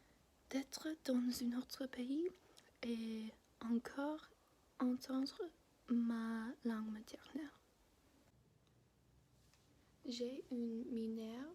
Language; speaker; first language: French; non-native, learner; English